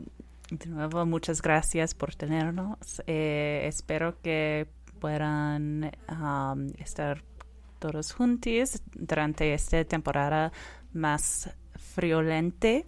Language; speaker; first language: Spanish; non-native, fluent; English